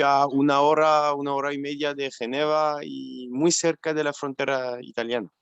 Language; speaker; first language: Spanish; non-native, fluent; French